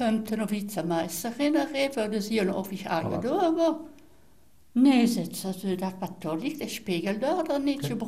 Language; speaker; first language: German; native; German